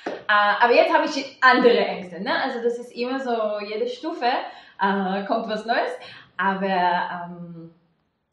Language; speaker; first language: German; non-native, fluent; Hebrew